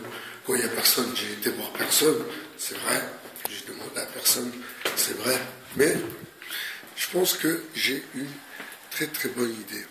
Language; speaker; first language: French; native; French